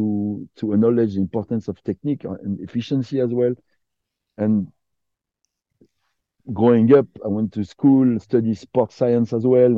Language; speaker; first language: English; non-native, fluent; French